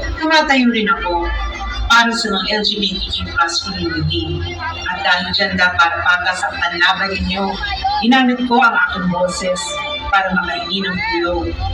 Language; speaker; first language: Filipino; native; Filipino